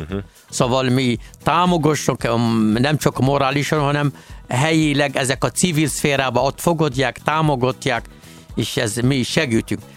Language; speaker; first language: Hungarian; non-native, learner; Arabic